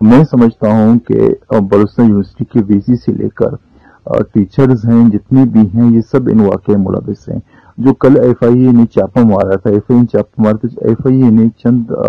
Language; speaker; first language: Urdu; non-native, local second language; Baluchi